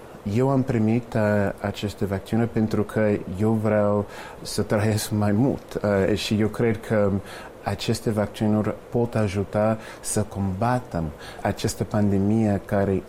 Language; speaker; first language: Romanian; non-native, fluent; English